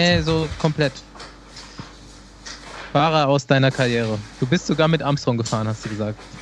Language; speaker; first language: German; native; German